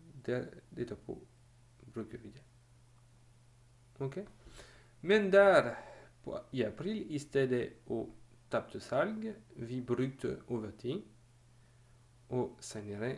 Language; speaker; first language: Norwegian; non-native, learner; French